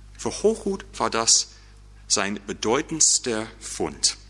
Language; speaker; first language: German; non-native, fluent; English